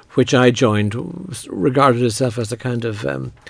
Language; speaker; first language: English; native; English